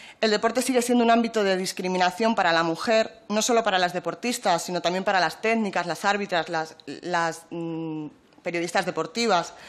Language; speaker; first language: Spanish; native; Spanish